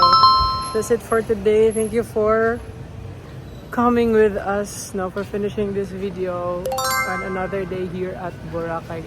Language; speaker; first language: English; non-native, local second language; Cebuano